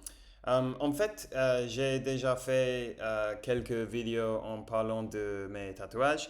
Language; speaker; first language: French; non-native, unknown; English